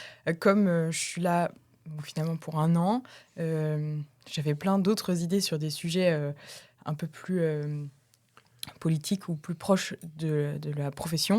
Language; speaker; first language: French; native; French